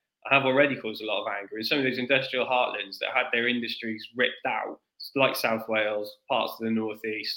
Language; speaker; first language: English; native; English